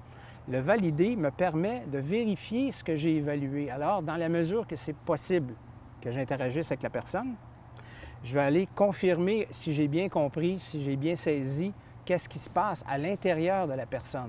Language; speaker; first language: French; native; French